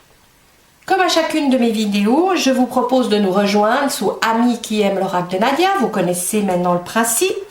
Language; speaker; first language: French; native; French